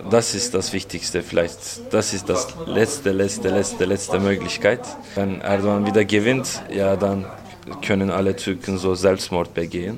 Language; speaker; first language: German; non-native, fluent; Turkish